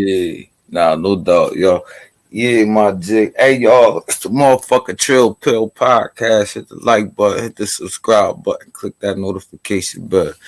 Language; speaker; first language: English; native; English